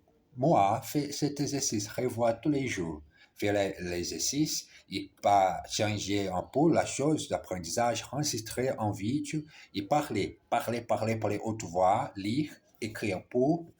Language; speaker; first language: French; non-native, learner; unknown